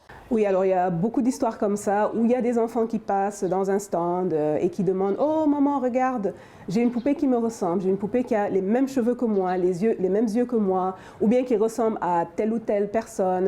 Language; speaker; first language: French; non-native, local second language; Wolof